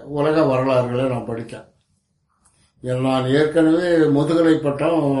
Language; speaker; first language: Tamil; native; Tamil